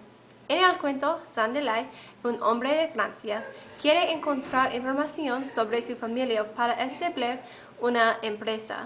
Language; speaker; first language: Spanish; non-native, learner; English